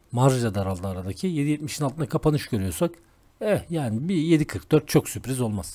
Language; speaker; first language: Turkish; native; Turkish